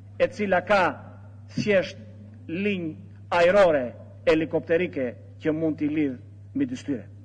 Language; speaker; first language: Albanian; non-native, local second language; Greek